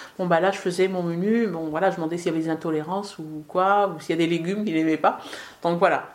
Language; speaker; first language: French; early bilingual, other home language; Arabic